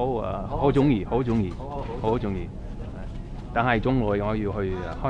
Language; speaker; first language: Cantonese; non-native, learner; English